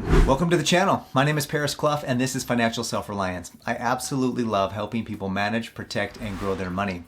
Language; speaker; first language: English; native; English